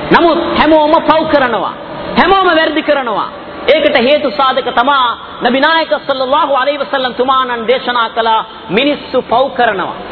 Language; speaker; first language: Sinhala; non-native, local second language; Tamil